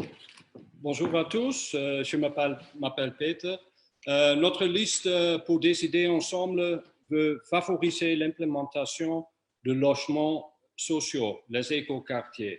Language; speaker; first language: French; non-native, fluent; Dutch